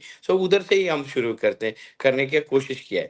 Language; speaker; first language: Hindi; non-native, local second language; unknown